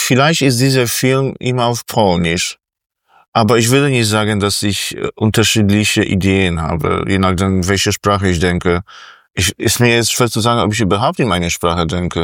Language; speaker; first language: German; non-native, fluent; Polish